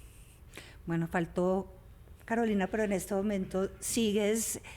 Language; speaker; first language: Spanish; native; Spanish